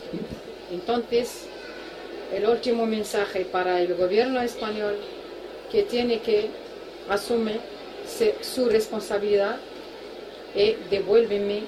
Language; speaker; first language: Spanish; non-native, fluent; Arabic